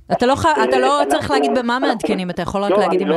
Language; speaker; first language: Hebrew; native; Hebrew